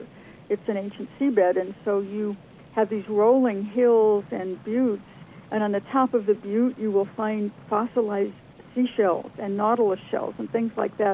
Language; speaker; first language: English; native; English